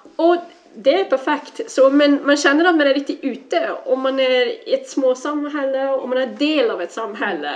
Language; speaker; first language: Swedish; non-native, fluent; Dutch